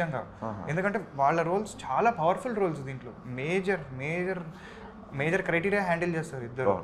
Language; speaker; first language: Telugu; native; Telugu